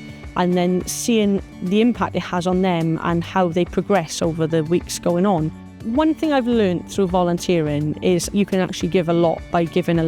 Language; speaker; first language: English; native; English